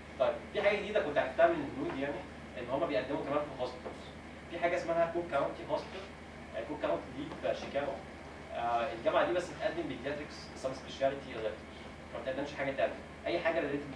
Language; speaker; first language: Arabic; native; Arabic